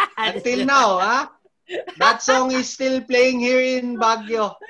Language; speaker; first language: English; non-native, local second language; Filipino